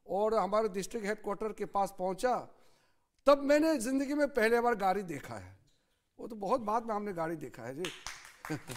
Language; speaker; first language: Hindi; non-native, local second language; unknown